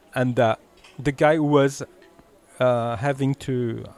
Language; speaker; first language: English; early bilingual, heritage; Italian